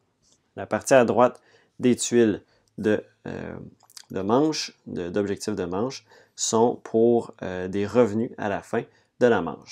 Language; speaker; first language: French; native; French